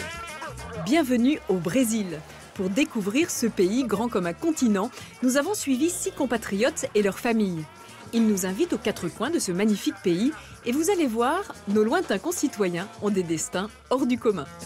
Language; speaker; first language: French; native; French